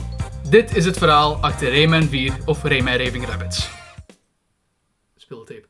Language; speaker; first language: Dutch; native; Dutch